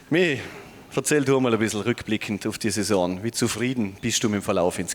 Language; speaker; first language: German; native; German